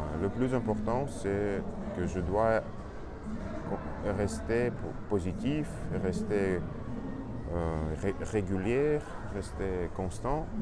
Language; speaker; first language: French; non-native, learner; Russian